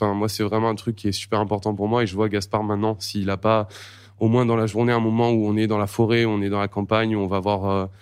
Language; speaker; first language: French; native; French